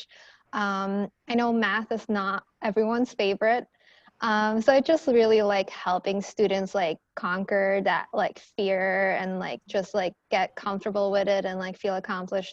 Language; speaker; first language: English; non-native, fluent; Dutch